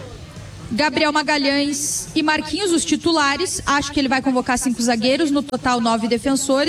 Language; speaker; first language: Portuguese; native; Portuguese